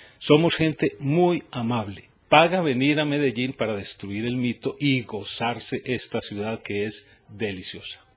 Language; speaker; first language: Spanish; native; Spanish